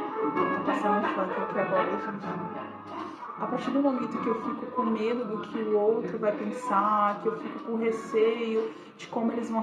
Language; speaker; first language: Portuguese; native; Portuguese